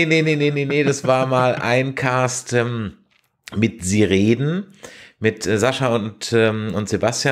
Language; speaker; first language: German; native; German